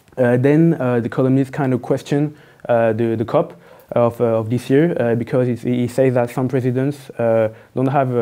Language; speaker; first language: English; non-native, fluent; French